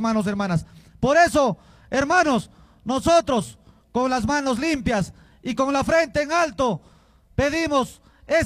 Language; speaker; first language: Spanish; native; Spanish